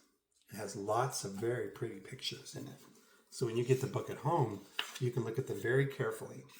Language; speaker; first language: English; native; English